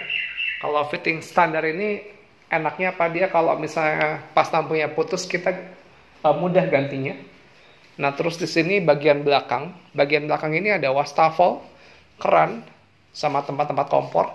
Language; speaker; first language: Indonesian; native; Indonesian